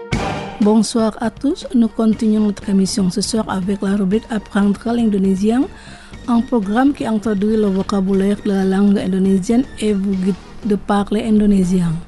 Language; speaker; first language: French; non-native, learner; Indonesian